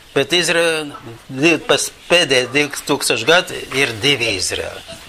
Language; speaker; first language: Latvian; non-native, local second language; Russian